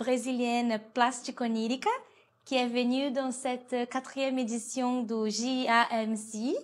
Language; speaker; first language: French; non-native, fluent; Portuguese